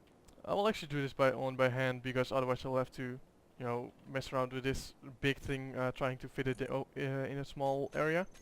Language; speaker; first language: English; non-native, fluent; Dutch